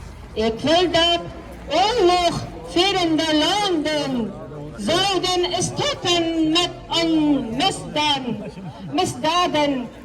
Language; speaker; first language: Dutch; non-native, fluent; Persian